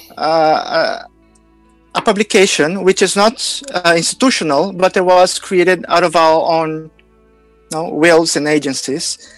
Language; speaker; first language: English; non-native, fluent; Portuguese